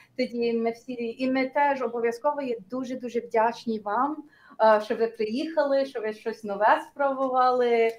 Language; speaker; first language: Ukrainian; early bilingual, heritage; Ukrainian